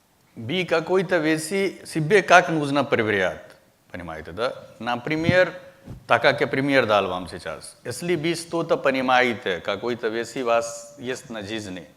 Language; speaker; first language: Russian; non-native, learner; Hindi